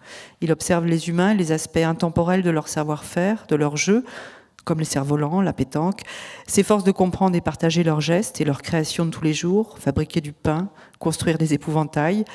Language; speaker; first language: French; native; French